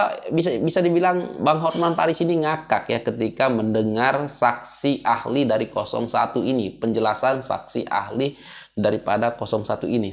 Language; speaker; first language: Indonesian; native; Indonesian